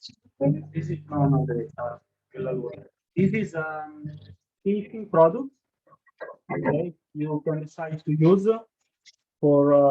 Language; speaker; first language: English; non-native, learner; Italian